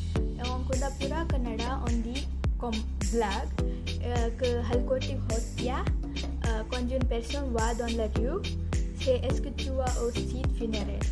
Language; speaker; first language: French; non-native, fluent; Konkani